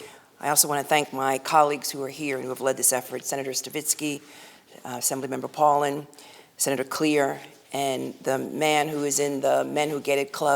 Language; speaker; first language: English; native; English